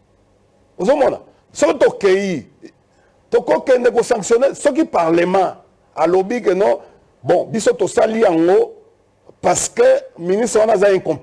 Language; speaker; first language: French; non-native, local second language; Lingala